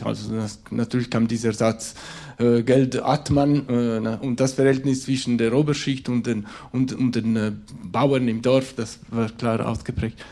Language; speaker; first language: German; non-native, local second language; French